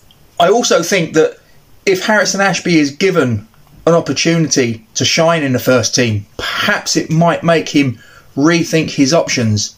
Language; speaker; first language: English; native; English